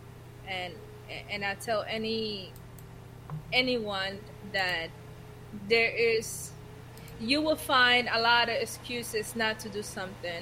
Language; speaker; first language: English; non-native, fluent; Spanish